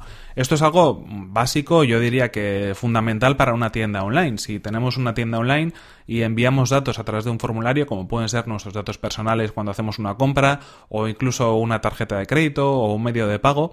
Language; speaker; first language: Spanish; native; Spanish